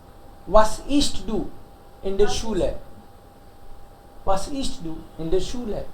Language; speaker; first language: German; non-native, learner; Hindi